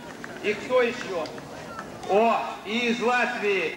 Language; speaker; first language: Russian; native; Russian